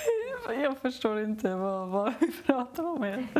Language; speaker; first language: Swedish; non-native, learner; English